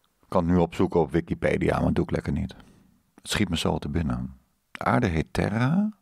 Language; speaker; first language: Dutch; native; Dutch